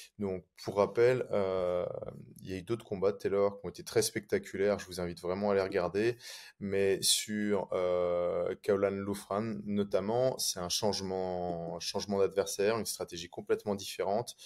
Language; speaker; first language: French; native; French